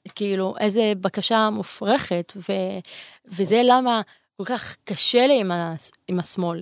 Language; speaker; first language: Hebrew; non-native, local second language; Arabic